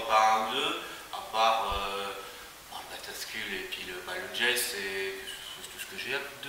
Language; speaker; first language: French; native; French